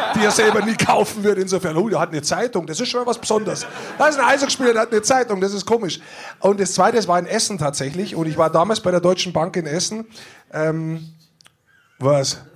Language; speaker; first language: German; native; German